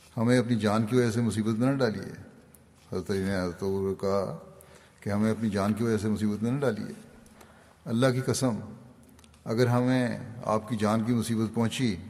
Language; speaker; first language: Urdu; native; Urdu